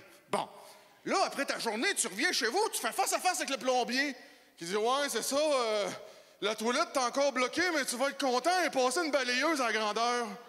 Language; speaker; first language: French; native; French